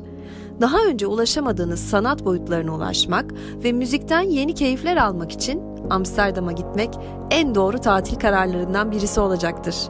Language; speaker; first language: Turkish; native; Turkish